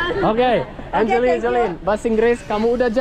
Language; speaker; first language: Indonesian; non-native, learner; English